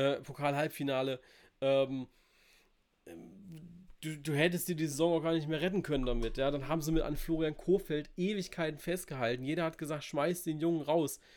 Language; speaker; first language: German; native; German